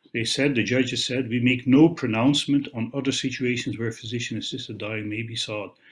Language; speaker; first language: English; non-native, fluent; Dutch